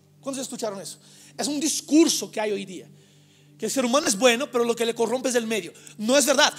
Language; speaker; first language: Spanish; non-native, fluent; Portuguese